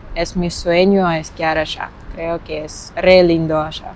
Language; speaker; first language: Spanish; non-native, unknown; Russian